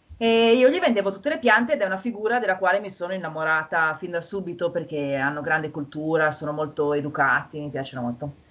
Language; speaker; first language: Italian; native; Italian